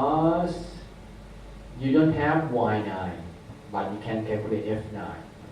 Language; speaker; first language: English; non-native, fluent; Thai